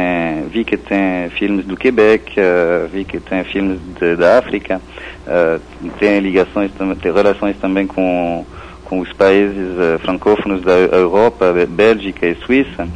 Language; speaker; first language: Portuguese; non-native, fluent; French